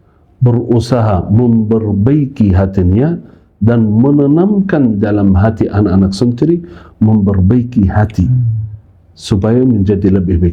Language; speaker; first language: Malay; non-native, fluent; Arabic